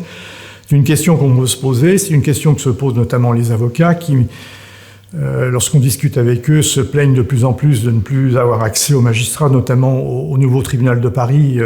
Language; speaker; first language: French; native; French